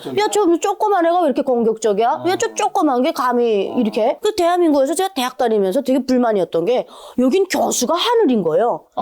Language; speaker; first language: Korean; native; Korean